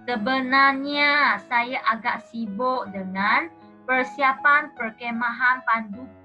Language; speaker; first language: Malay; non-native, local second language; Chinese